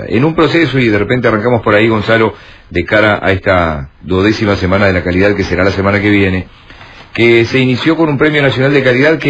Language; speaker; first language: Spanish; native; Spanish